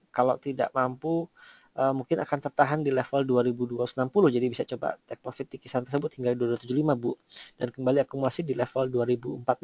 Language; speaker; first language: Indonesian; native; Indonesian